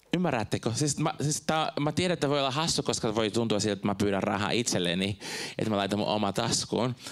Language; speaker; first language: Finnish; non-native, fluent; Portuguese